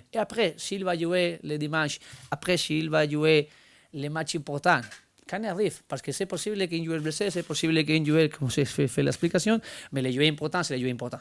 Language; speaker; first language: French; non-native, learner; Spanish